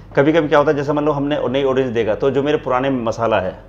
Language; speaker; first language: Hindi; native; Hindi